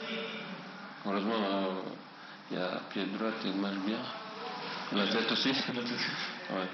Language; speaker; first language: French; non-native, learner; Bosnian